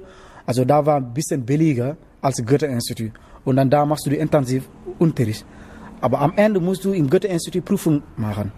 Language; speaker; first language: German; non-native, learner; Wolof